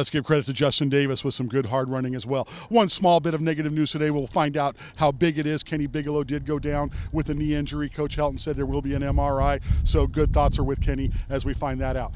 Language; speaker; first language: English; native; English